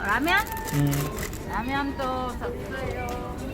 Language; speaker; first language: Korean; non-native, learner; Vietnamese